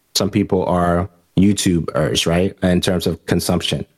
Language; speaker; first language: English; early bilingual, other home language; Haitian Creole